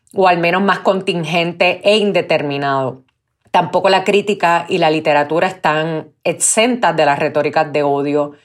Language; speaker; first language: Spanish; native; Spanish